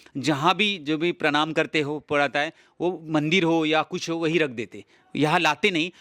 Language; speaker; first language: Hindi; non-native, local second language; Marathi